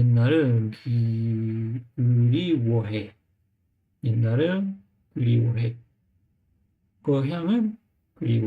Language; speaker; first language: Korean; non-native, learner; English